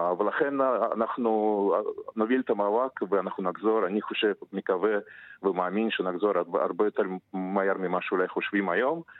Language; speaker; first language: Hebrew; early bilingual, other home language; Russian